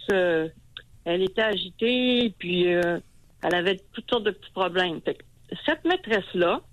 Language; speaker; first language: French; native; French